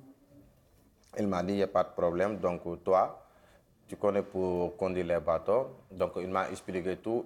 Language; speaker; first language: French; non-native, local second language; Wolof